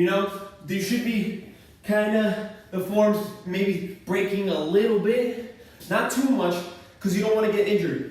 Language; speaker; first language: English; native; English